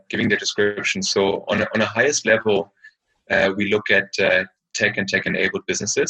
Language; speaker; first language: English; non-native, fluent; German